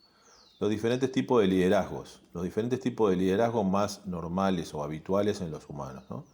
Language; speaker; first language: Spanish; native; Spanish